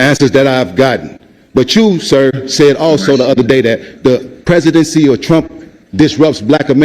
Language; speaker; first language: English; native; English